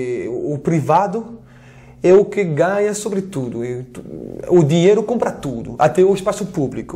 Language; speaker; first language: Portuguese; non-native, fluent; French